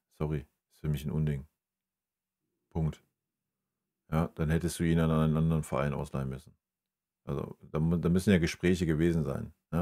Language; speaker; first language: German; native; German